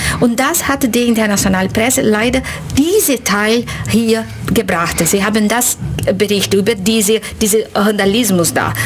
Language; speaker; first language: German; non-native, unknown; Portuguese